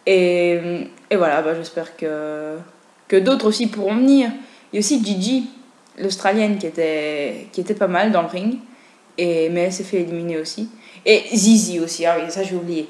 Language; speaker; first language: French; native; French